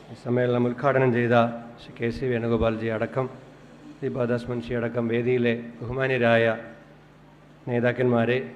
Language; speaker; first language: Malayalam; native; Malayalam